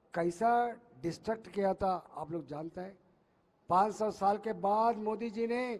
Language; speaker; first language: Hindi; non-native, local second language; Telugu